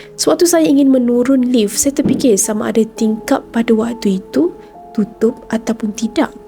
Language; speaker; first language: Malay; native; Malay